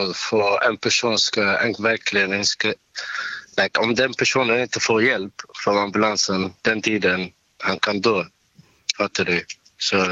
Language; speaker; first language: Swedish; non-native, learner; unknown